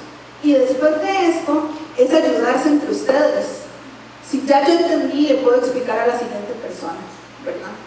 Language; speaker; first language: Spanish; native; Spanish